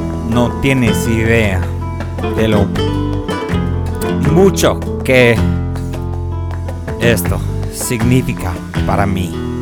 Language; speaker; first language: Spanish; early bilingual, other home language; English